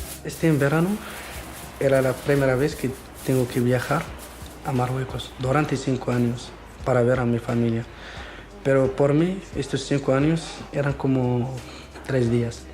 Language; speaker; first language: Spanish; non-native, fluent; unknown